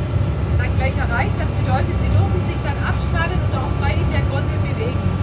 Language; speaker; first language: German; native; German